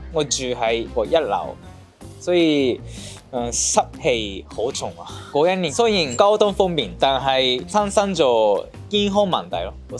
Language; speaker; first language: Cantonese; non-native, fluent; Japanese